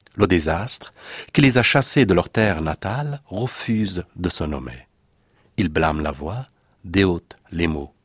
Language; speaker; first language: French; non-native, fluent; Persian